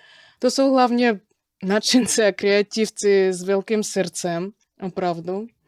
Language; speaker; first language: Czech; non-native, fluent; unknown